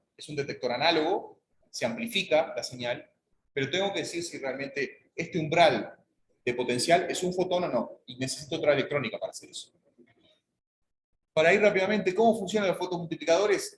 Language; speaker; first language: Spanish; native; Spanish